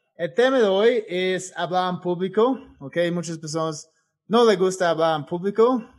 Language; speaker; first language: Spanish; non-native, fluent; English